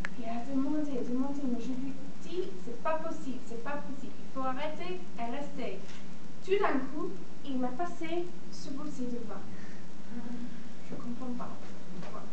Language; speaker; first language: French; non-native, learner; English